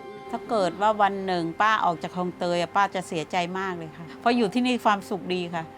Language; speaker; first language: Thai; native; Thai